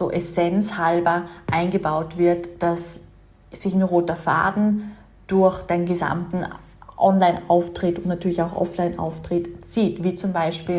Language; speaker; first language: German; native; German